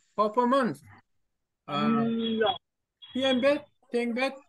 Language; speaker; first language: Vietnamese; non-native, learner; Korean